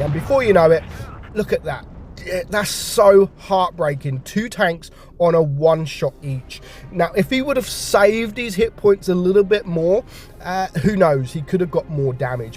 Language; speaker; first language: English; native; English